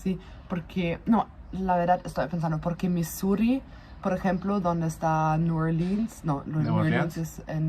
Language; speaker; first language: Spanish; non-native, fluent; German